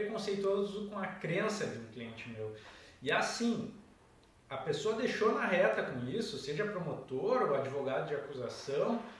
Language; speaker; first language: Portuguese; native; Portuguese